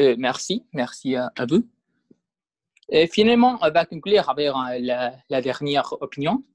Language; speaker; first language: French; non-native, learner; Spanish